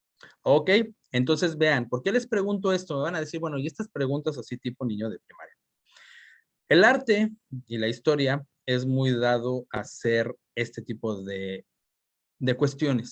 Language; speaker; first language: Spanish; native; Spanish